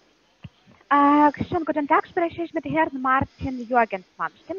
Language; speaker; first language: German; non-native, fluent; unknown